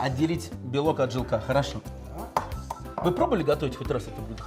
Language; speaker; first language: Russian; native; Russian